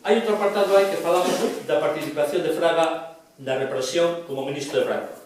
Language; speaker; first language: Spanish; non-native, local second language; Galician